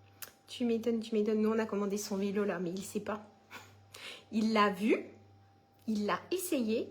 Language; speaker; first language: French; native; French